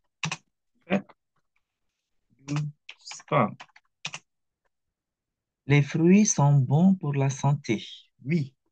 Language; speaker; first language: French; non-native, fluent; Indonesian